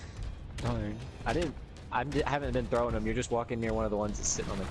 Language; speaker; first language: English; native; English